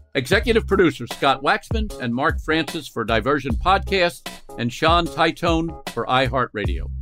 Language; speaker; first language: English; native; English